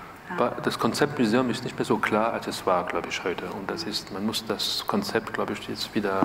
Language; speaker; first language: German; non-native, fluent; French